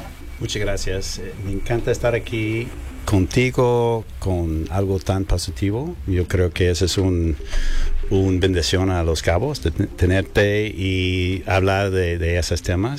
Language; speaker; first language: Spanish; non-native, learner; English